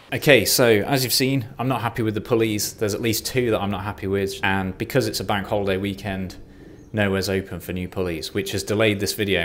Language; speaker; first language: English; native; English